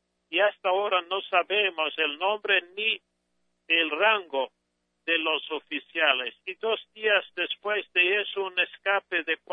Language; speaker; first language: Spanish; non-native, fluent; English